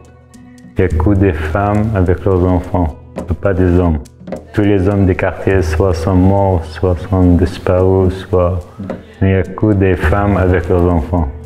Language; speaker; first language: French; non-native, fluent; Arabic